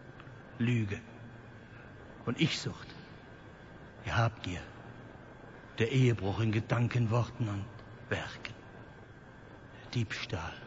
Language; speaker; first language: German; native; German